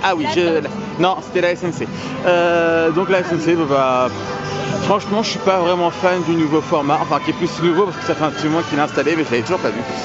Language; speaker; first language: French; native; French